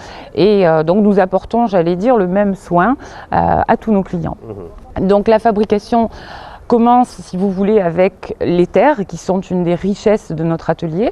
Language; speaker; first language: French; native; French